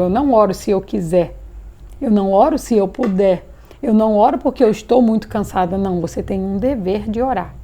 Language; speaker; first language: Portuguese; native; Portuguese